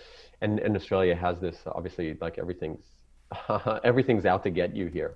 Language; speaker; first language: English; non-native, fluent; Hebrew